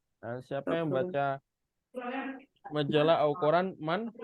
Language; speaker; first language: Indonesian; native; Indonesian